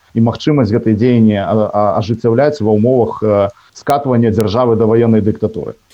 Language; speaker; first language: Belarusian; non-native, local second language; Russian